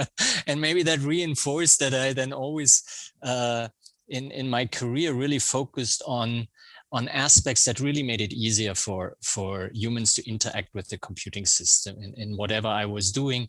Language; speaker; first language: English; non-native, fluent; German